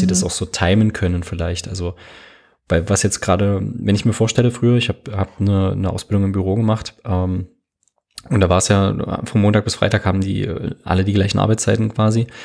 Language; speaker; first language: German; native; German